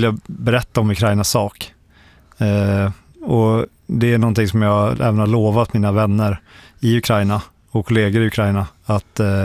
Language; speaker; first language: Swedish; native; Swedish